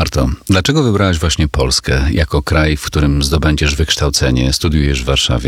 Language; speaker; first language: Polish; native; Polish